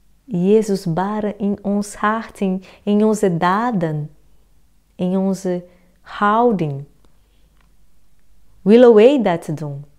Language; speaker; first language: Dutch; non-native, fluent; Portuguese